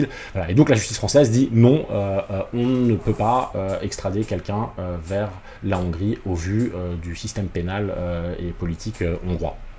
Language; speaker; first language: French; native; French